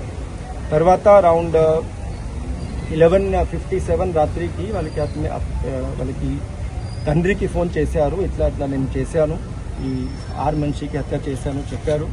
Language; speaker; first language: Telugu; non-native, learner; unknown